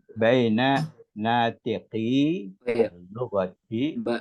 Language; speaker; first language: Arabic; non-native, fluent; Indonesian